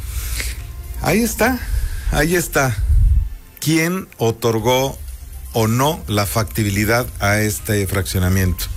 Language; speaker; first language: Spanish; native; Spanish